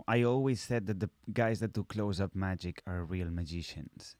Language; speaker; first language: English; non-native, fluent; Catalan